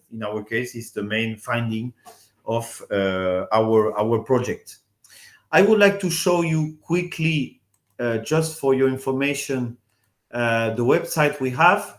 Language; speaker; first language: English; non-native, fluent; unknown